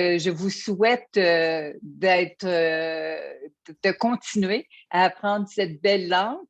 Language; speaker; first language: French; native; French